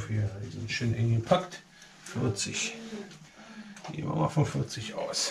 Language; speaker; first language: German; native; German